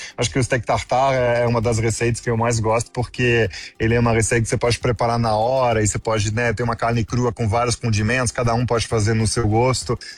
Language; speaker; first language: Portuguese; non-native, fluent; French